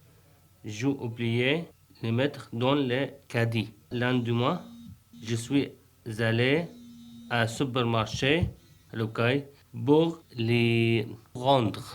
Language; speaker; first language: French; non-native, learner; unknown